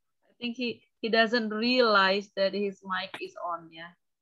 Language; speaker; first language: English; non-native, fluent; Indonesian